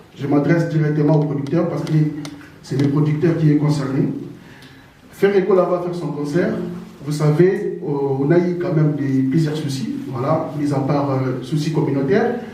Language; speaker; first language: French; non-native, local second language; Lingala